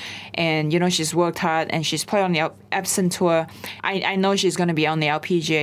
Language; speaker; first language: English; non-native, local second language; Chinese